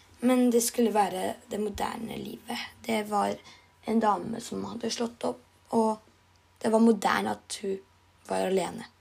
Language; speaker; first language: Norwegian; non-native, learner; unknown